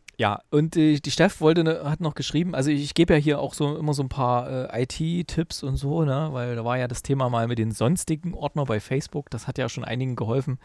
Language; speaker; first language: German; native; German